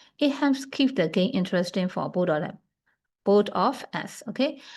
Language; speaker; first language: English; non-native, fluent; Burmese